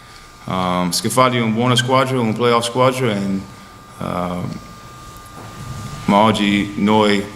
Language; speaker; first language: Italian; non-native, learner; English